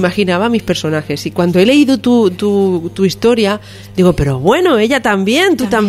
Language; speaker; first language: Spanish; native; Spanish